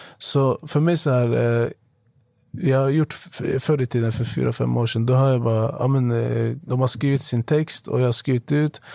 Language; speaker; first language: Swedish; non-native, fluent; Arabic